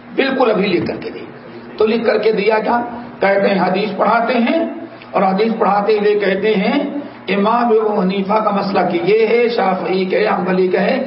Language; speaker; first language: Urdu; native; Urdu